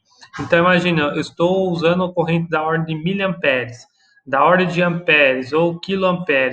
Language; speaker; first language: Portuguese; native; Portuguese